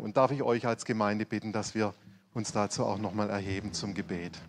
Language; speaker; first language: German; native; German